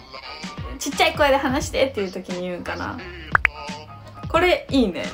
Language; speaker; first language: Japanese; native; Japanese